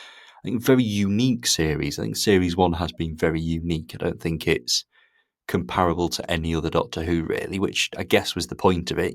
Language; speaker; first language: English; native; English